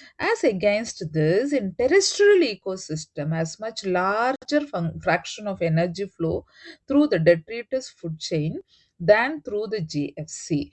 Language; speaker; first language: English; non-native, local second language; Tamil